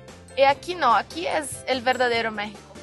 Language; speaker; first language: Spanish; non-native, learner; Portuguese